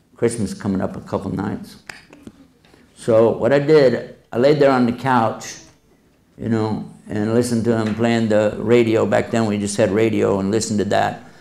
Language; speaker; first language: English; native; English